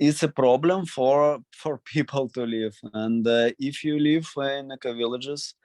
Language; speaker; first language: English; non-native, learner; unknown